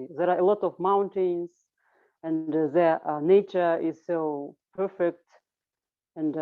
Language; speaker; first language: English; non-native, learner; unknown